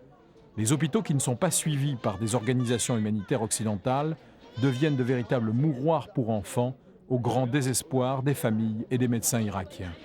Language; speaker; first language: French; native; French